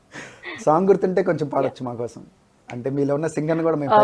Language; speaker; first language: Telugu; native; Telugu